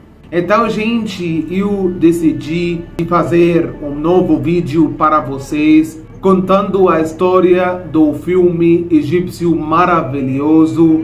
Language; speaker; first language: Portuguese; non-native, fluent; Arabic